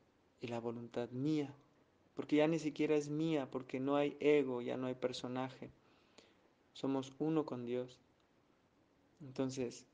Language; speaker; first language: Spanish; native; Spanish